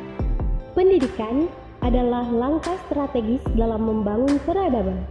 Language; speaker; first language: Indonesian; native; Indonesian